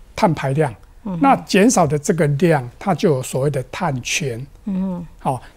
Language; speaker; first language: Chinese; native; Chinese